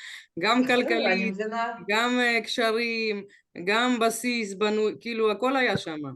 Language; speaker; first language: Hebrew; early bilingual, other home language; Russian